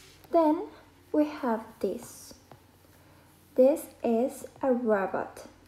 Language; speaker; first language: English; non-native, fluent; Spanish